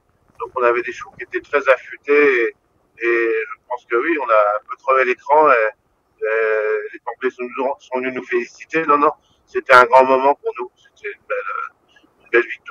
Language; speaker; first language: French; native; French